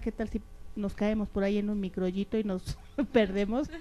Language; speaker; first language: Spanish; native; Spanish